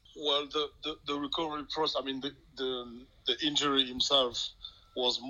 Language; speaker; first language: English; non-native, local second language; French